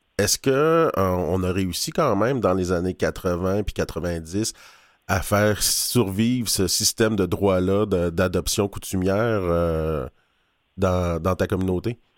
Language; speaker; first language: French; native; French